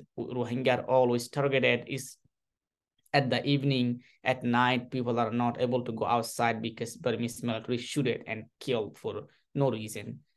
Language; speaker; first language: English; non-native, learner; Rohingya